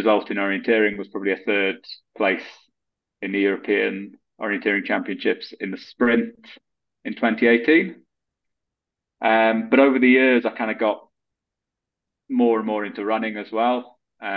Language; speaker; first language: English; native; English